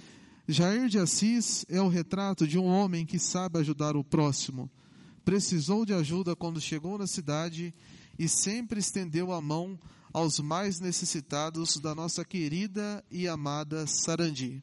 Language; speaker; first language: Portuguese; native; Portuguese